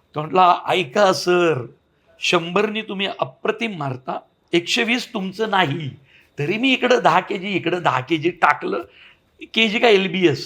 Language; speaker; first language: Hindi; non-native, local second language; Marathi